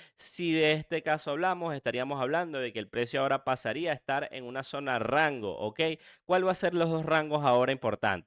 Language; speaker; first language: Spanish; native; Spanish